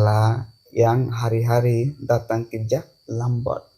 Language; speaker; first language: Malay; non-native, learner; Bangla